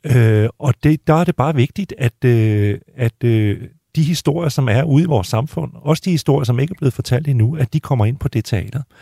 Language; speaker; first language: Danish; native; Danish